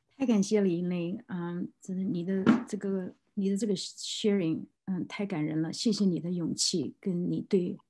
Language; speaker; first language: Chinese; native; Chinese